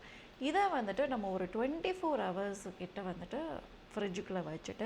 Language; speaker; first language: Tamil; native; Tamil